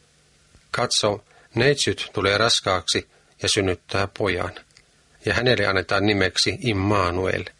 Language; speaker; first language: Finnish; native; Finnish